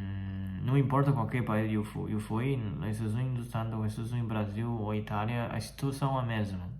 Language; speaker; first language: Portuguese; non-native, fluent; Chinese